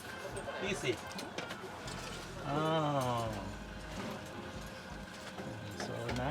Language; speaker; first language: English; non-native, learner; Thai